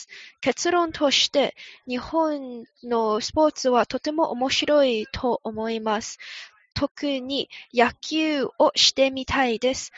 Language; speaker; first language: Japanese; non-native, learner; English